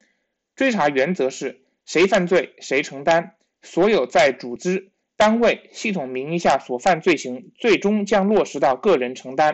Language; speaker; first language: Chinese; native; Chinese